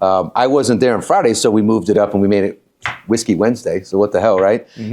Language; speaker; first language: English; native; English